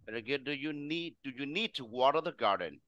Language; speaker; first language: English; non-native, fluent; Vietnamese